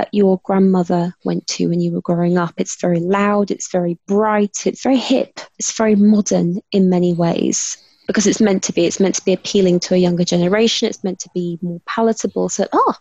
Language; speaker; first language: English; native; English